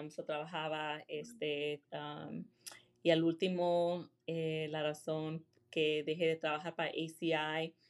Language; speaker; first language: Spanish; early bilingual, heritage; Spanish